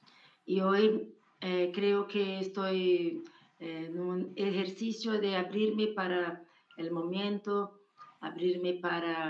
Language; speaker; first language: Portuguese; non-native, fluent; Spanish